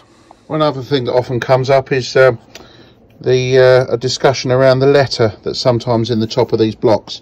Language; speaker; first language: English; native; English